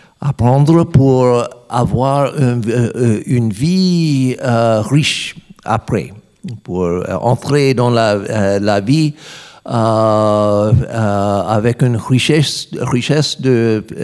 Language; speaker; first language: French; non-native, learner; English